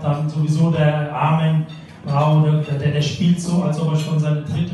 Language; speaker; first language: German; native; German